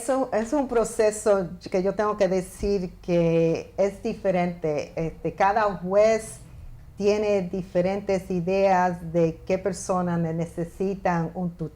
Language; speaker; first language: Spanish; early bilingual, heritage; Spanish